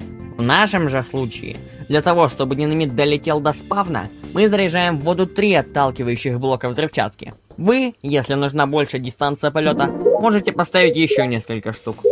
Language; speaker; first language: Russian; native; Russian